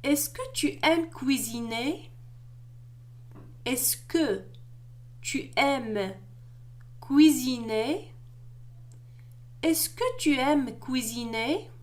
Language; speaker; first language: French; non-native, local second language; Arabic